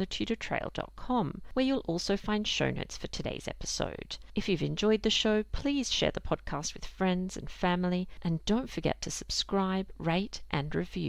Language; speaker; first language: English; native; English